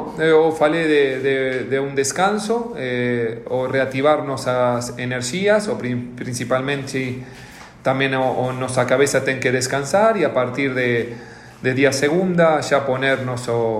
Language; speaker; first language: Portuguese; non-native, learner; Spanish